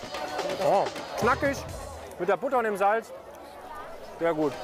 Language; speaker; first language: German; native; German